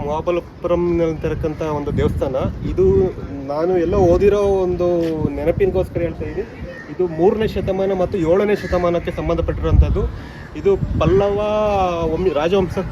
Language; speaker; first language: Kannada; non-native, local second language; Tulu